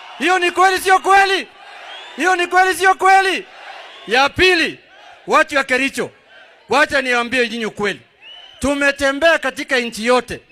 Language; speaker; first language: Swahili; native; Swahili